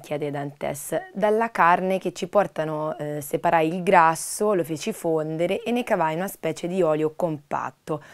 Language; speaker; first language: Italian; native; Italian